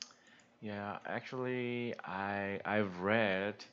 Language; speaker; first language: English; non-native, learner; Korean